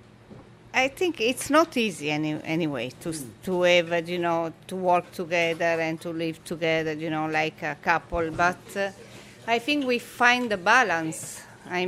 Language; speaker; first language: English; non-native, learner; Italian